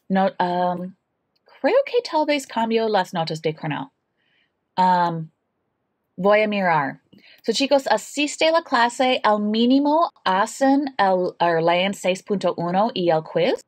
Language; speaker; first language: Spanish; non-native, learner; English